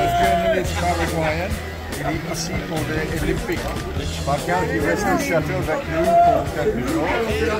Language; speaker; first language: English; non-native, learner; French